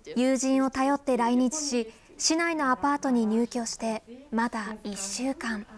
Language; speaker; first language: Japanese; native; Japanese